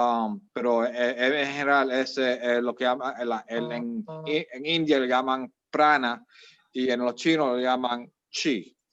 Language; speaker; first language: Spanish; early bilingual, heritage; Spanish